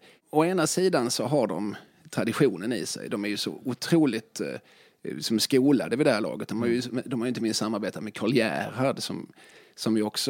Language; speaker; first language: Swedish; native; Swedish